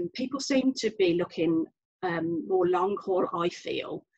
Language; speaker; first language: English; native; English